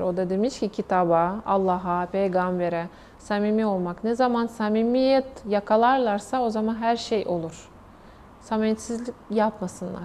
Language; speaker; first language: Turkish; non-native, fluent; Russian